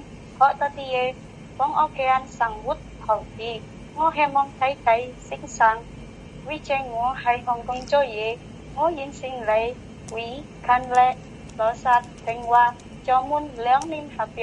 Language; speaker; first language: Cantonese; non-native, learner; Indonesian